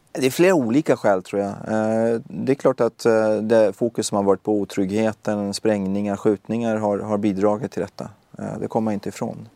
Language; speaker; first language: Swedish; early bilingual, other home language; Persian